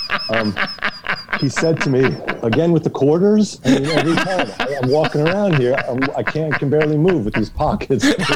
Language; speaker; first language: English; native; English